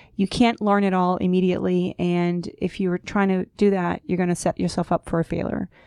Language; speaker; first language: English; non-native, fluent; Hebrew